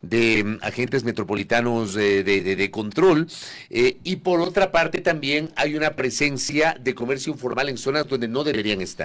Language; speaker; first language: Spanish; native; Spanish